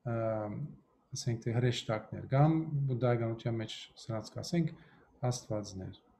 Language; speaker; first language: Armenian; early bilingual, heritage; Armenian